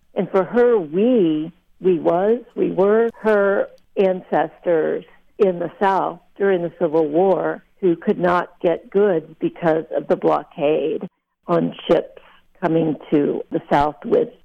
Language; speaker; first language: English; early bilingual, other home language; Lithuanian